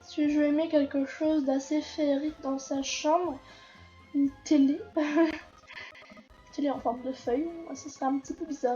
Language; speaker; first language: French; native; French